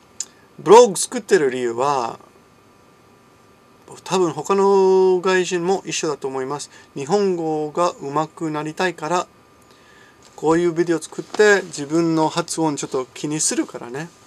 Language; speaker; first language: Japanese; non-native, fluent; English